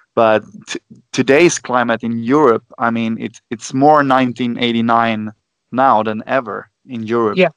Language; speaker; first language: English; non-native, fluent; Swedish